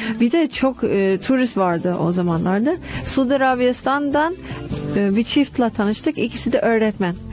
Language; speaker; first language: Turkish; non-native, fluent; English